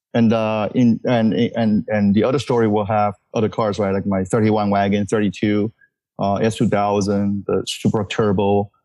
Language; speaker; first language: English; early bilingual, other home language; Chinese